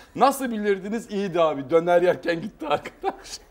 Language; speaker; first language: Turkish; early bilingual, other home language; German